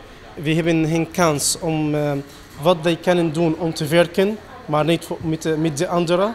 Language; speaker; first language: Dutch; non-native, learner; Arabic